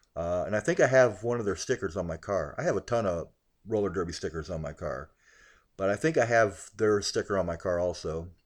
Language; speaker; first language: English; native; English